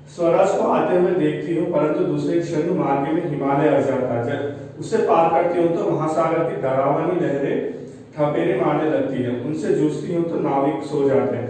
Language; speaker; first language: Hindi; non-native, local second language; Telugu